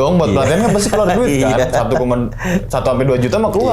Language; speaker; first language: Indonesian; native; Indonesian